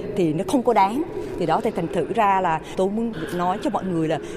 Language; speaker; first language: Vietnamese; native; Vietnamese